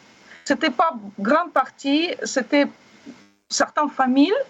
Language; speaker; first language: French; non-native, learner; Russian